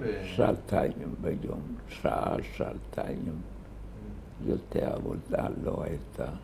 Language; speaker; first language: Hebrew; early bilingual, other home language; German